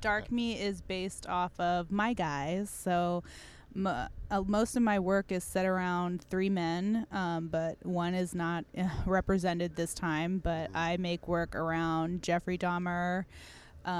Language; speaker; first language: English; native; English